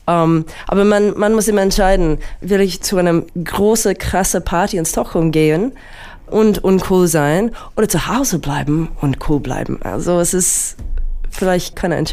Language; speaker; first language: German; non-native, fluent; English